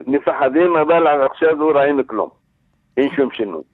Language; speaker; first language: Hebrew; non-native, learner; Arabic